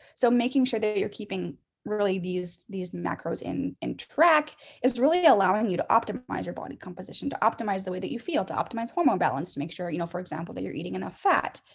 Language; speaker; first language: English; native; English